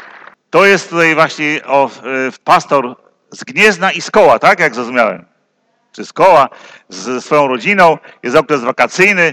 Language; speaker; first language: Polish; native; Polish